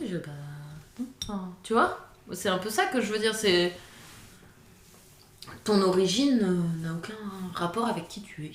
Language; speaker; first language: French; native; French